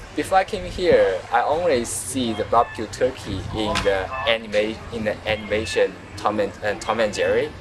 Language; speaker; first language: English; non-native, learner; Chinese